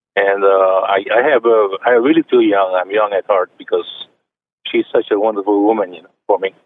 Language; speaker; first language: English; non-native, fluent; Chinese